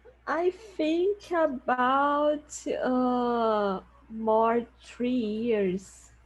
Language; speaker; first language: English; non-native, learner; Portuguese